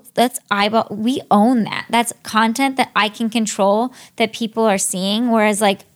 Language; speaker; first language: English; native; English